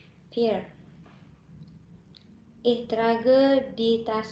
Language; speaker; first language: German; non-native, learner; Indonesian